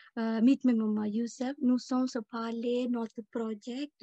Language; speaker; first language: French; non-native, learner; Tamil